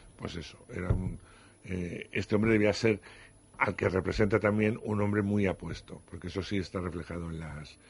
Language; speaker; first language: Spanish; native; Spanish